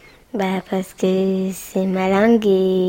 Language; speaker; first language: French; early bilingual, other home language; Pashto